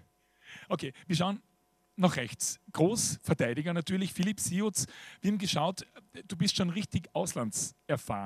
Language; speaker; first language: German; native; German